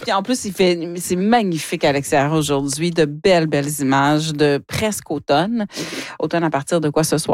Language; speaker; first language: French; native; French